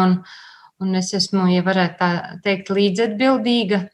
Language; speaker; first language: Latvian; native; Latvian